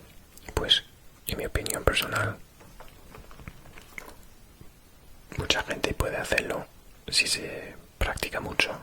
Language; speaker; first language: Spanish; non-native, fluent; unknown